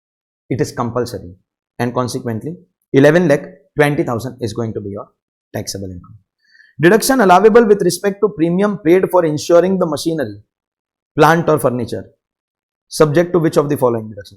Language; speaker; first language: English; non-native, local second language; Hindi